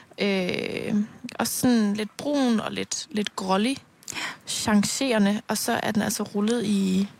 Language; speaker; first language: Danish; native; Danish